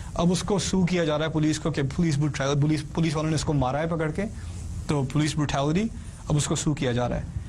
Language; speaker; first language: Urdu; early bilingual, heritage; Urdu